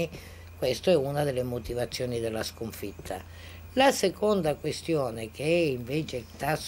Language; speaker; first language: Italian; native; Italian